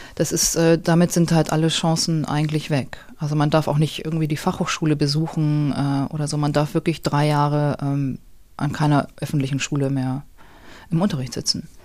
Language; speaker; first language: German; native; German